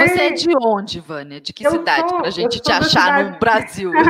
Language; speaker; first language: Portuguese; native; Portuguese